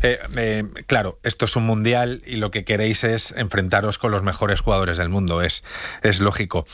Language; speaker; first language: Spanish; native; Spanish